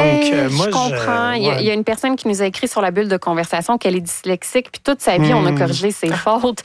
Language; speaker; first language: French; native; French